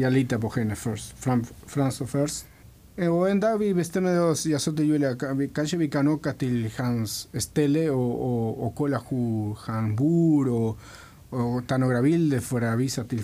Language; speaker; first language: Swedish; non-native, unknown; Spanish